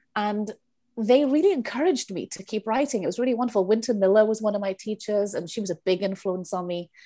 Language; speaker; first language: English; native; English